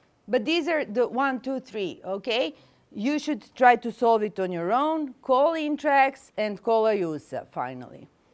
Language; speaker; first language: English; non-native, fluent; Serbian